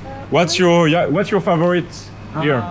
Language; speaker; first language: English; non-native, learner; French